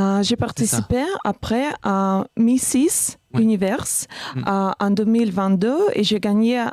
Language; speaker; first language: French; non-native, learner; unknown